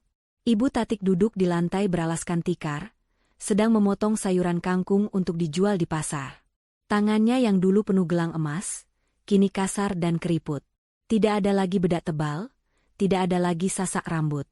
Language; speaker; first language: Indonesian; native; Indonesian